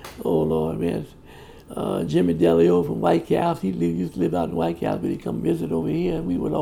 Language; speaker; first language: English; native; English